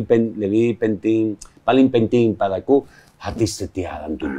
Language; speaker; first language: Indonesian; non-native, learner; Spanish